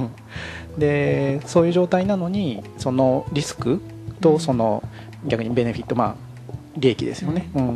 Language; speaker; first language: Japanese; native; Japanese